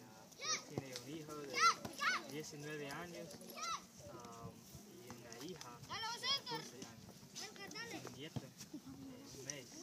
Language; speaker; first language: Spanish; non-native, learner; English